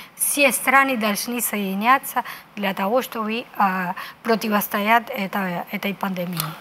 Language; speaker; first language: Russian; non-native, fluent; Spanish